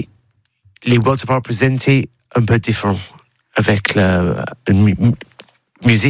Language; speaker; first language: French; non-native, learner; English